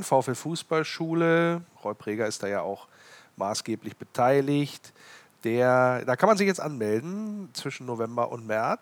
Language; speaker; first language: German; native; German